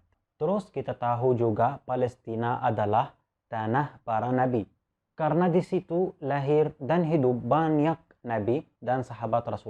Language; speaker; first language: Indonesian; non-native, fluent; Arabic